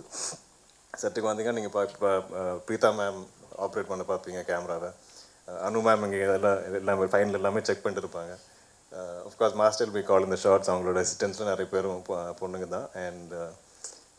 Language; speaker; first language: Tamil; non-native, fluent; Malayalam